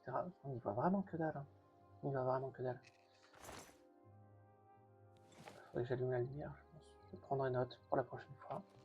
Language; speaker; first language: French; native; French